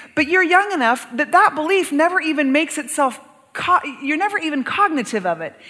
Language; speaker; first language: English; native; English